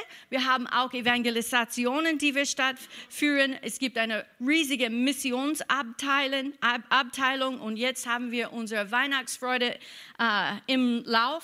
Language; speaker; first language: German; non-native, fluent; English